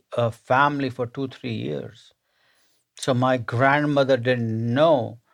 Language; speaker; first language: English; non-native, local second language; Punjabi